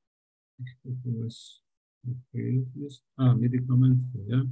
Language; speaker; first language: German; non-native, learner; Turkish